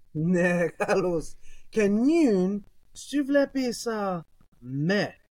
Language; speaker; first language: Greek; non-native, learner; English